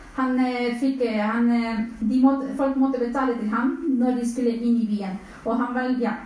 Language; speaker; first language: Norwegian; non-native, fluent; Spanish